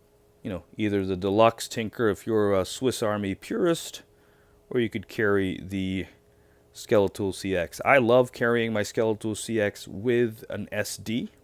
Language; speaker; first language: English; native; English